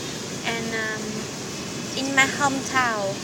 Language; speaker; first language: English; non-native, learner; Vietnamese